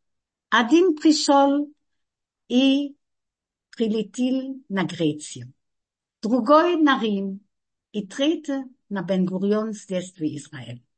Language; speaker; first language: Russian; non-native, fluent; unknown